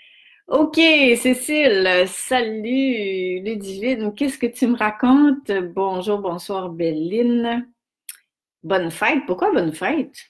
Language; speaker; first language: French; native; French